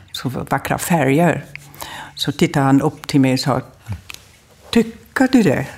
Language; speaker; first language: Swedish; non-native, fluent; German